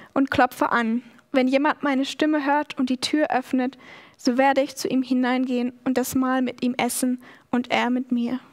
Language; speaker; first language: German; native; German